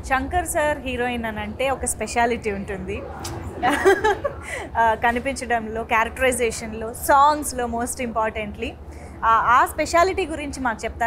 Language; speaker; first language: Telugu; native; Telugu